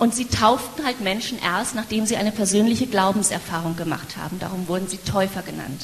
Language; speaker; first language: German; native; German